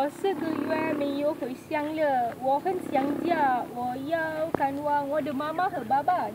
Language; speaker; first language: Chinese; non-native, learner; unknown